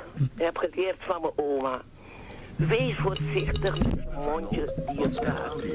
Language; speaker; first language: Dutch; native; Dutch